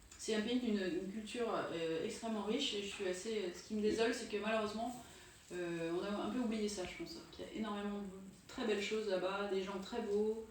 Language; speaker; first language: French; native; French